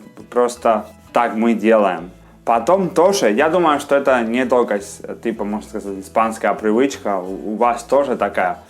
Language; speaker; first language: Russian; non-native, learner; Spanish